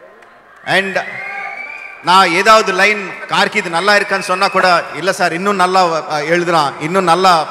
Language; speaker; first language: Tamil; non-native, local second language; Telugu